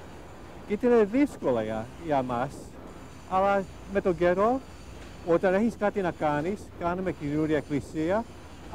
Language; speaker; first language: Greek; early bilingual, heritage; Greek